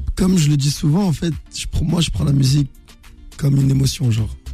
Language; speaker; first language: French; native; French